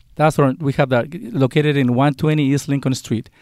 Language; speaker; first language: English; non-native, fluent; Spanish